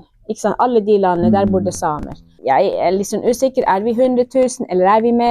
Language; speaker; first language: Norwegian; non-native, local second language; Northern Sami